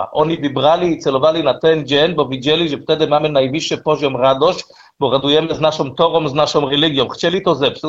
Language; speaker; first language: Polish; non-native, learner; Hebrew